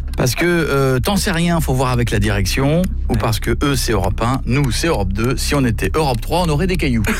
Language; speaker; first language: French; native; French